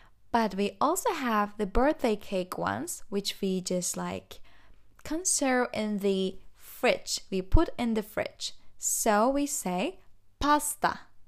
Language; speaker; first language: English; non-native, fluent; Turkish